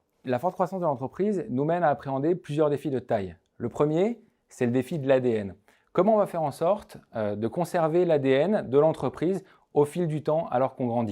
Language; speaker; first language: French; native; French